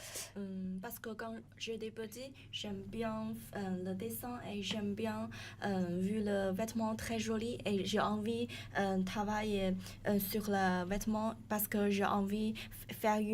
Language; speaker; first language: French; non-native, learner; Chinese